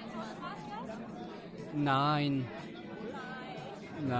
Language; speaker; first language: German; non-native, fluent; French